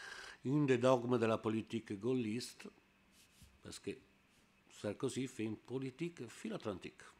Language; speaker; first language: French; non-native, learner; Italian